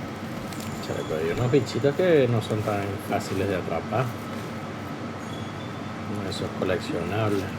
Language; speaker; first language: Spanish; native; Spanish